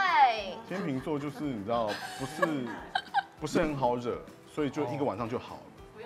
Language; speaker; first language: Chinese; native; Chinese